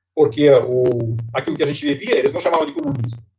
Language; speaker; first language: Portuguese; non-native, fluent; Russian